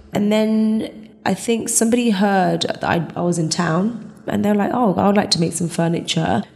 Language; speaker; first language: English; native; English